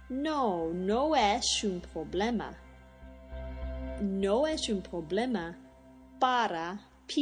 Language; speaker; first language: Spanish; non-native, fluent; English